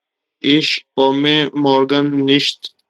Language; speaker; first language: German; non-native, learner; Urdu